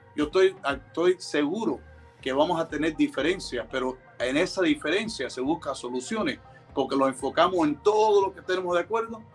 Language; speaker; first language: Spanish; early bilingual, heritage; Spanish